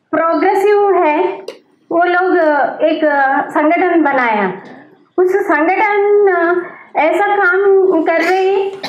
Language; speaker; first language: Hindi; non-native, local second language; Telugu